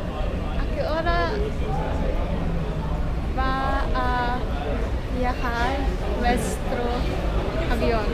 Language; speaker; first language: Spanish; non-native, learner; German